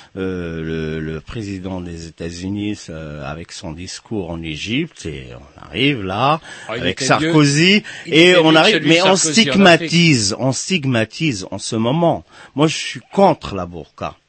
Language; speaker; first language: French; non-native, local second language; Arabic